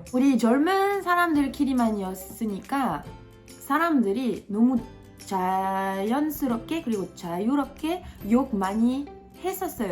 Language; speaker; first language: Korean; non-native, fluent; French